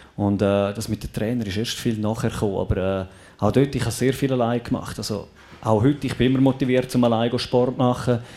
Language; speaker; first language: German; native; German